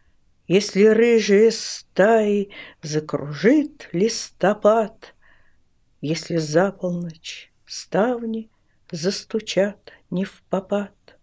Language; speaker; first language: Russian; native; Russian